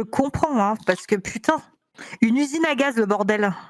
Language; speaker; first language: French; native; French